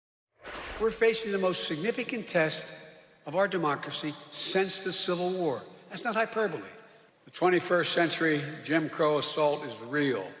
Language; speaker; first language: English; native; English